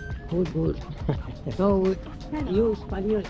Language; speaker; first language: English; non-native, learner; Hindi